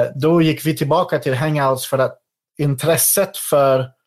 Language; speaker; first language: Swedish; non-native, fluent; French